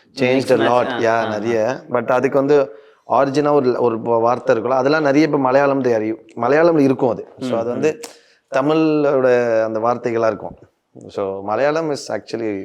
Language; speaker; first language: Tamil; non-native, learner; Malayalam